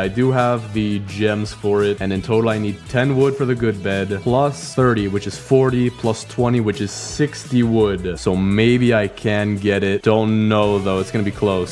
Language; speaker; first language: English; native; English